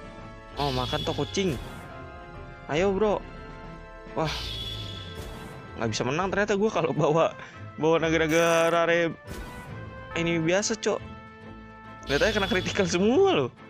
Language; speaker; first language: Indonesian; native; Indonesian